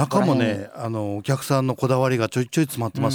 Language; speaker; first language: Japanese; native; Japanese